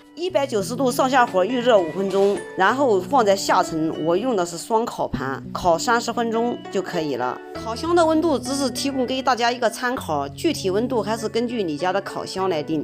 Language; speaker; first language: Chinese; native; Chinese